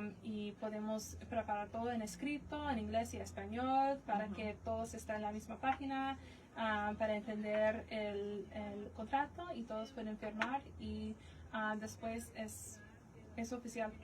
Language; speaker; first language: Spanish; non-native, fluent; English